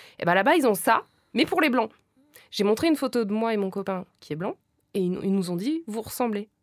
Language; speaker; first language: French; native; French